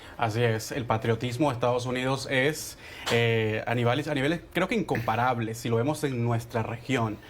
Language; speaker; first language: Spanish; native; Spanish